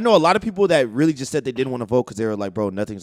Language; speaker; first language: English; native; English